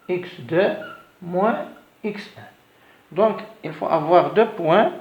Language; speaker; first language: French; non-native, local second language; Arabic